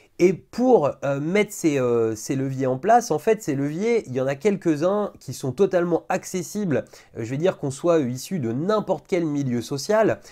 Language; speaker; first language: French; native; French